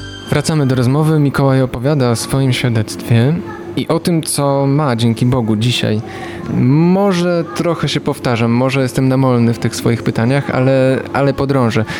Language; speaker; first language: Polish; native; Polish